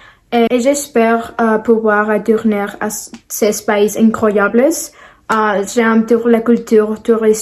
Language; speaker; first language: French; non-native, learner; Spanish